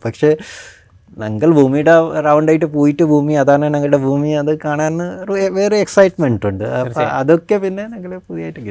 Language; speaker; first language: Malayalam; non-native, fluent; Bangla